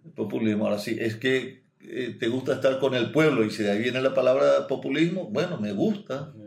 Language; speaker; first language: Spanish; native; Spanish